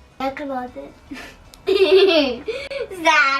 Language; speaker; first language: Polish; early bilingual, heritage; Polish